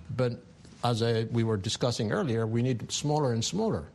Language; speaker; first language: English; non-native, fluent; Amharic